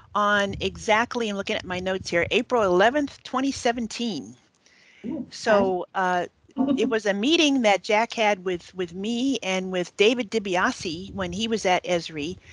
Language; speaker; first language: English; native; English